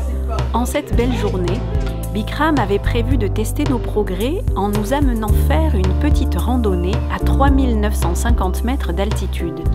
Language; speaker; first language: French; native; French